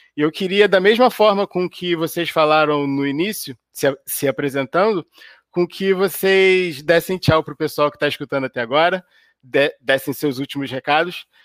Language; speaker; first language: Portuguese; native; Portuguese